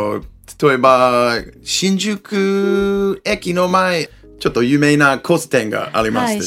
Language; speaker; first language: Japanese; non-native, learner; English